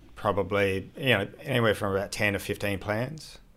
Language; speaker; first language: English; native; English